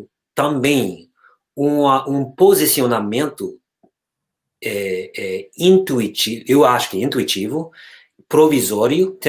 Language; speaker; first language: Portuguese; non-native, fluent; English